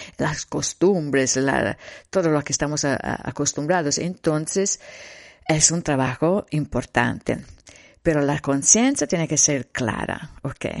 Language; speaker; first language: Spanish; non-native, fluent; Italian